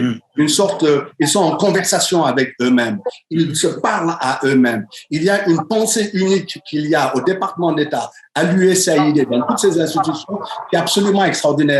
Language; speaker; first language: French; native; French